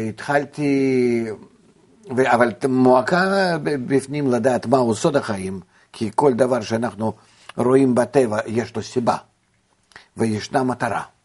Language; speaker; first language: Hebrew; non-native, fluent; Russian